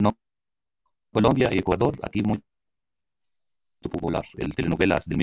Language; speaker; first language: Portuguese; non-native, learner; Arabic